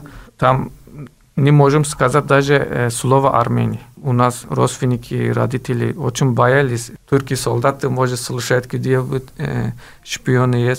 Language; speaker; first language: Russian; non-native, learner; Turkish